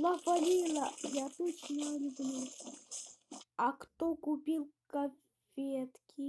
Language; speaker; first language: Russian; early bilingual, heritage; Russian